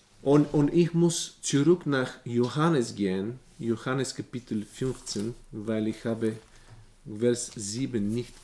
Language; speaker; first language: German; non-native, learner; Bulgarian